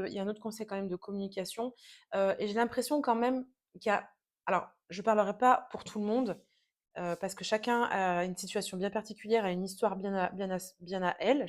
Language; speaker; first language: French; native; French